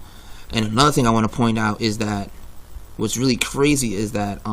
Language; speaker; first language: English; native; English